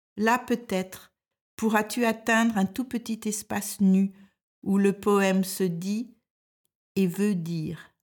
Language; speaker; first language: French; native; French